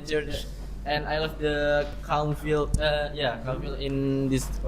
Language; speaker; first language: English; non-native, learner; Indonesian